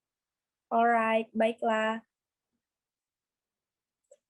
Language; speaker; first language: English; non-native, learner; Indonesian